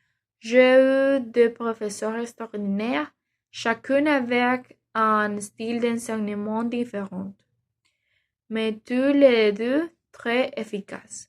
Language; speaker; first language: French; non-native, learner; Spanish